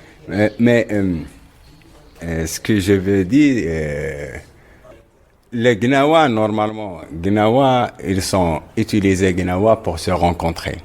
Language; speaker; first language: French; non-native, local second language; Arabic